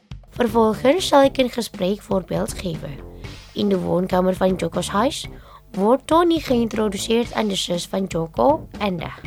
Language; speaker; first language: Dutch; non-native, learner; Indonesian